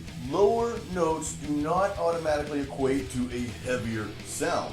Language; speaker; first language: English; native; English